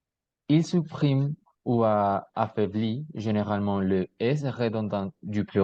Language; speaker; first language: French; non-native, learner; Spanish